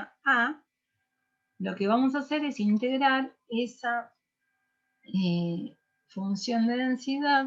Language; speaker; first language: Spanish; native; Spanish